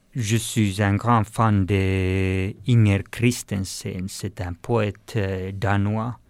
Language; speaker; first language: French; non-native, fluent; Finnish